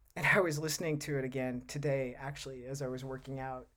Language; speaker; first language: English; native; English